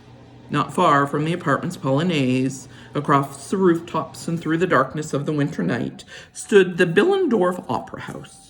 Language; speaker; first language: English; native; English